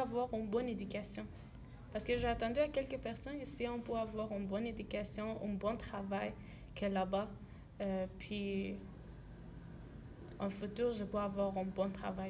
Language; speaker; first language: French; non-native, learner; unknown